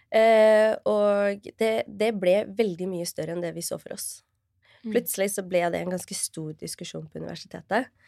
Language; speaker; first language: Norwegian; early bilingual, other home language; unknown